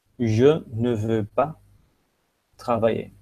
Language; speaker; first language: French; non-native, fluent; Dutch